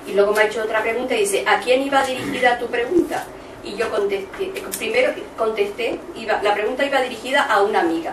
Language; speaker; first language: Spanish; native; Spanish